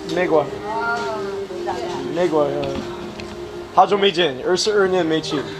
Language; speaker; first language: Chinese; non-native, learner; English